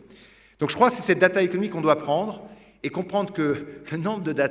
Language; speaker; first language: French; native; French